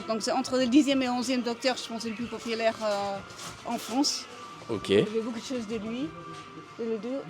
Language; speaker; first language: French; non-native, learner; English